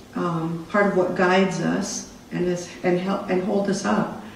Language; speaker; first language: English; native; English